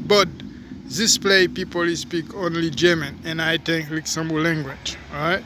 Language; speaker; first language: English; non-native, fluent; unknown